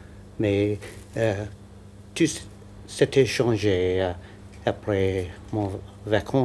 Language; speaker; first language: French; non-native, learner; English